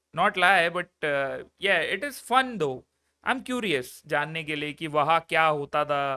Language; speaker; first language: Hindi; non-native, local second language; Malayalam